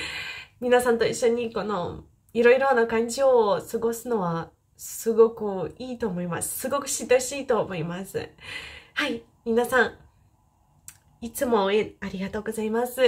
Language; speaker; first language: Japanese; non-native, fluent; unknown